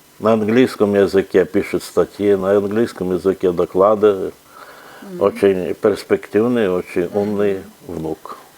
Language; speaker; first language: Russian; native; Russian